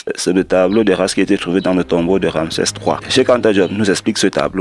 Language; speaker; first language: French; non-native, local second language; Kongo